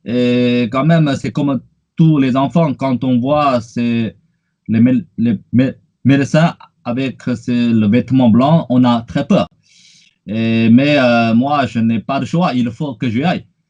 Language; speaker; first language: French; non-native, fluent; Chinese